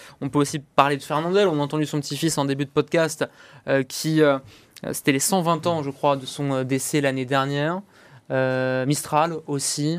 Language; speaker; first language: French; native; French